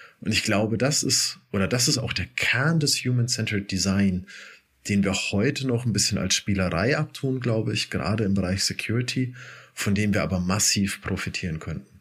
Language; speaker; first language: German; native; German